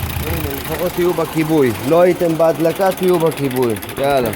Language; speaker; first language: Hebrew; native; Hebrew